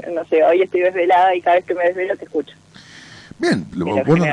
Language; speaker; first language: Spanish; native; Spanish